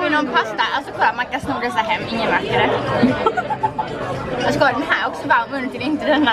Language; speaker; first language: Swedish; native; Swedish